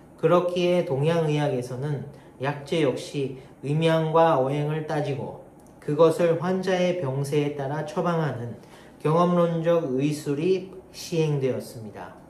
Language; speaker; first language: Korean; non-native, learner; Japanese